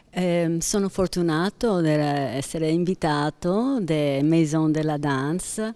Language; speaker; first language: Italian; non-native, fluent; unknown